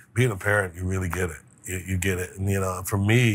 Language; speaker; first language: English; native; English